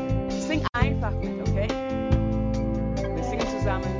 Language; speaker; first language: German; non-native, fluent; English